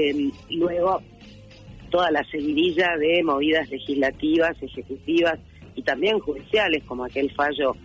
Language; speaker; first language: Spanish; native; Spanish